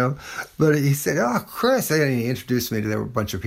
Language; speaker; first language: English; native; English